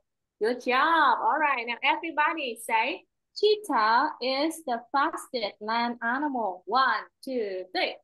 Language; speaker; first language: English; non-native, fluent; Vietnamese